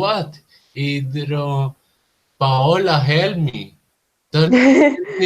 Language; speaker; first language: English; non-native, learner; Spanish